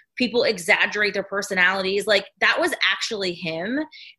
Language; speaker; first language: English; native; English